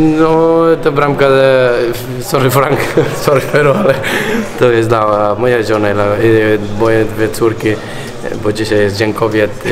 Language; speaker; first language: Polish; non-native, learner; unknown